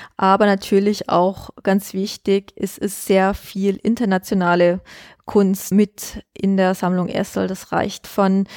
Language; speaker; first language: German; native; German